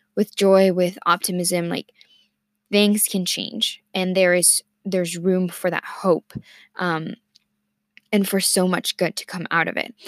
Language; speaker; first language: English; non-native, fluent; Spanish